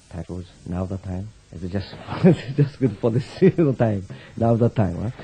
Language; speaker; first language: English; non-native, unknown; Japanese